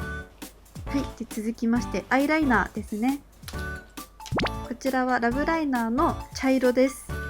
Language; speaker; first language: Japanese; native; Japanese